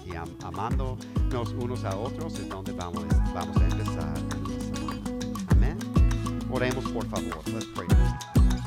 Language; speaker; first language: Spanish; non-native, learner; English